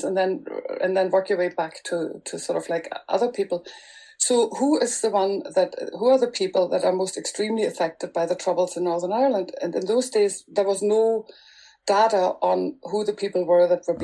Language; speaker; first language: English; non-native, fluent; German